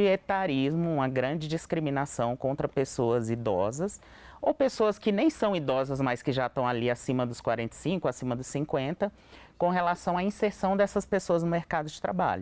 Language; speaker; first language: Portuguese; native; Portuguese